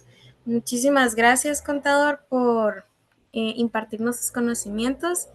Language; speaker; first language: Spanish; native; Spanish